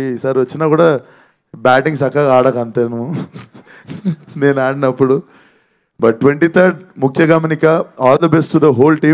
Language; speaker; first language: Telugu; native; Telugu